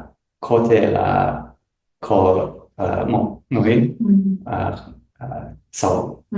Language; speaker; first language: Vietnamese; non-native, learner; English